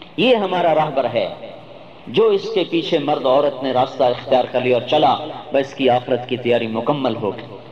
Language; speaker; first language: Urdu; non-native, local second language; Punjabi